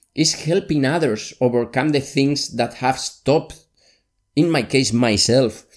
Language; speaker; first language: English; non-native, fluent; Spanish